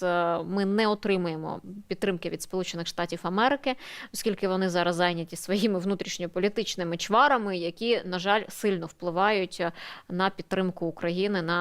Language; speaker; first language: Ukrainian; native; Ukrainian